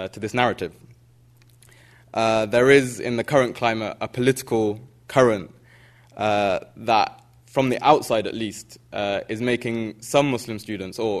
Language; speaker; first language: English; native; English